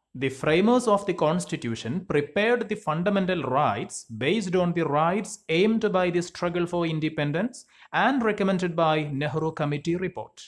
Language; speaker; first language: English; non-native, local second language; Malayalam